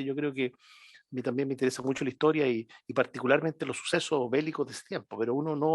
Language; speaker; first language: Spanish; native; Spanish